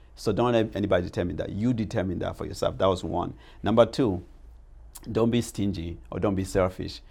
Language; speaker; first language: English; non-native, local second language; Rundi